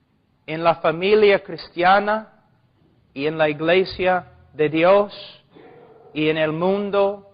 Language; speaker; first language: Spanish; non-native, fluent; English